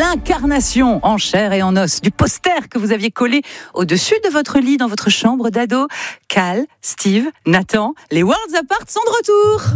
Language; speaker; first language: French; native; French